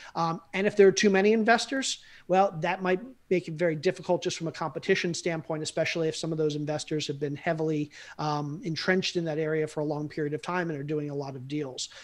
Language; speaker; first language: English; native; English